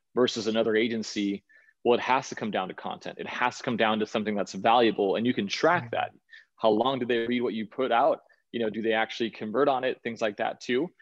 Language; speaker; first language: English; early bilingual, other home language; Danish